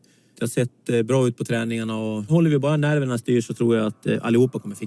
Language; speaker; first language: Swedish; native; Swedish